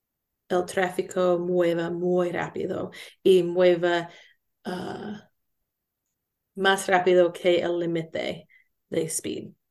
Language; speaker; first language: Spanish; non-native, learner; English